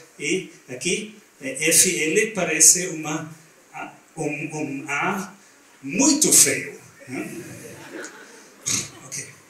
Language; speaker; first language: Portuguese; non-native, learner; German